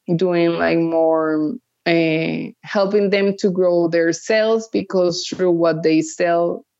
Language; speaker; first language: English; early bilingual, other home language; Spanish